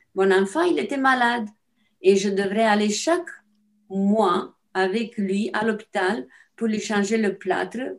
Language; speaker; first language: French; non-native, fluent; Romanian